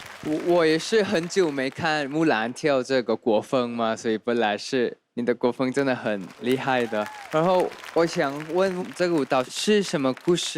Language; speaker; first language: Chinese; non-native, learner; English